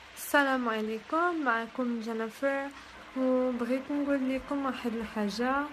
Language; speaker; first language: Arabic; non-native, fluent; English